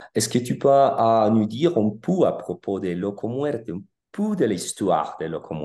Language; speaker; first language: French; non-native, learner; Spanish